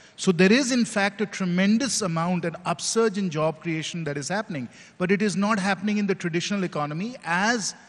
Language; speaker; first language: English; non-native, local second language; Hindi